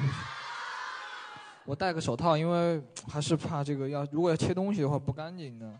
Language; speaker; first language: Chinese; native; Chinese